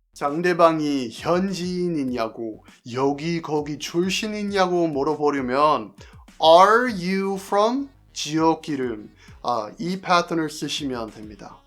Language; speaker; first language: Korean; non-native, fluent; English